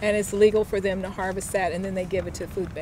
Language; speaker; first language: English; native; English